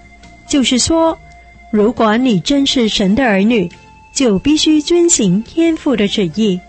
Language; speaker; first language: Chinese; native; Chinese